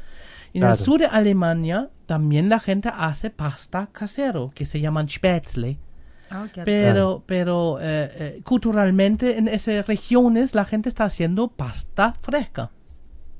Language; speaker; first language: Spanish; non-native, fluent; German